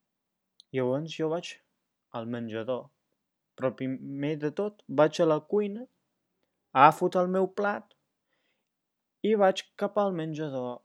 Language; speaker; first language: Catalan; non-native, learner; English